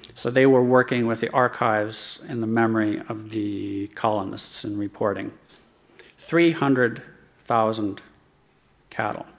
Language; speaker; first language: English; native; English